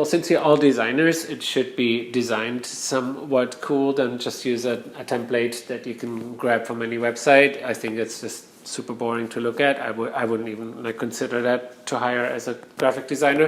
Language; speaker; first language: English; non-native, fluent; German